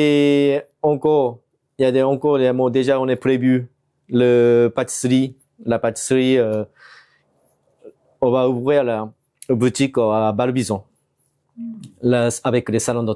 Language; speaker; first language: French; non-native, fluent; Japanese